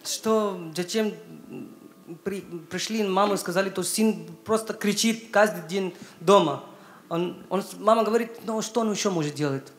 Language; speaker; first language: Russian; non-native, learner; Hindi